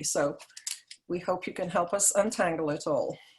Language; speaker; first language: English; native; English